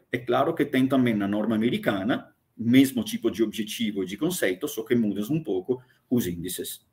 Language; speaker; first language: Portuguese; non-native, fluent; Italian